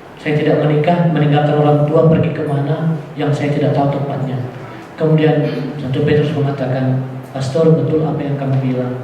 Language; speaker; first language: Indonesian; non-native, local second language; Batak Toba